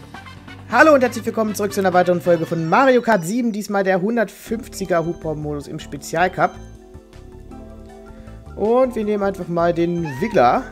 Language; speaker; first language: German; native; German